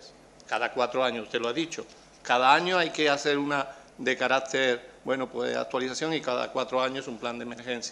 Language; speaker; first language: Spanish; native; Spanish